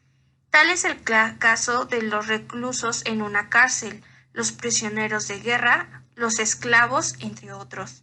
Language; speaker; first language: Spanish; native; Spanish